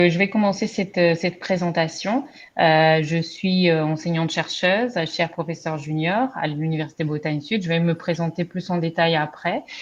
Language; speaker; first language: French; non-native, fluent; Spanish